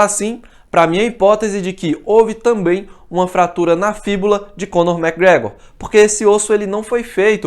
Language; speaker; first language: Portuguese; native; Portuguese